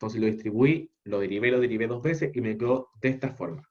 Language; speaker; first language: Spanish; native; Spanish